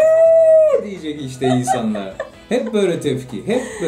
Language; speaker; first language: Turkish; non-native, fluent; Japanese